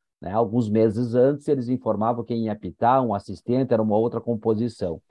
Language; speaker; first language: Portuguese; native; Portuguese